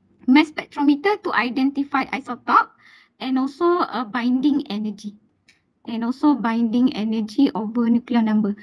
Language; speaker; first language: English; non-native, local second language; Malay